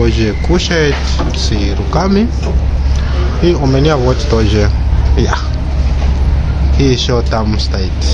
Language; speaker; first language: Russian; non-native, fluent; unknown